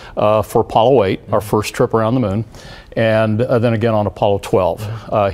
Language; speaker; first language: English; native; English